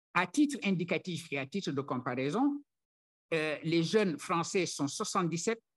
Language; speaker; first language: French; non-native, local second language; Wolof